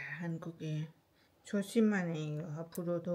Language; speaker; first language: Korean; non-native, learner; Lao